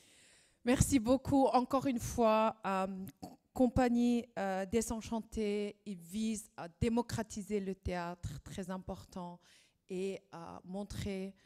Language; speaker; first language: French; non-native, fluent; German